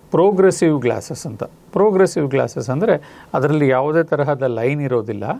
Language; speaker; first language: Kannada; native; Kannada